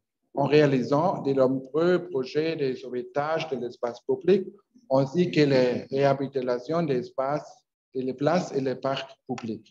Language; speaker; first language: French; non-native, learner; Spanish